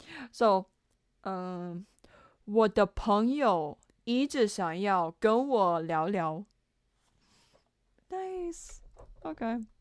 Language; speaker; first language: Chinese; non-native, learner; English